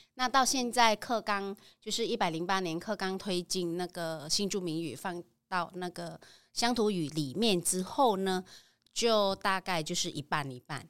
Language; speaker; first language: Chinese; non-native, fluent; Vietnamese